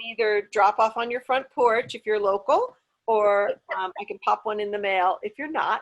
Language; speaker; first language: English; native; English